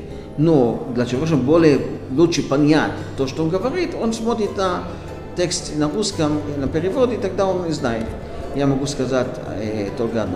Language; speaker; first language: Russian; non-native, fluent; Hebrew